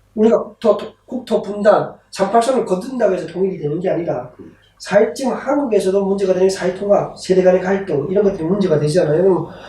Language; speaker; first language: Korean; native; Korean